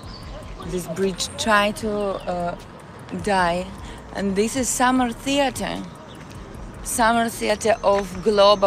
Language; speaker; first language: English; non-native, learner; Russian